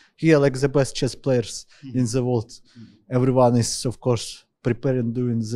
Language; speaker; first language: English; non-native, fluent; Ukrainian